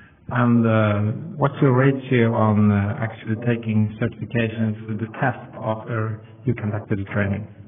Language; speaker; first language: English; non-native, fluent; Swedish